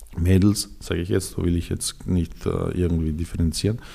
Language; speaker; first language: German; non-native, fluent; Serbian